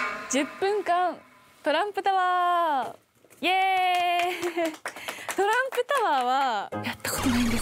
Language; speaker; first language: Japanese; native; Japanese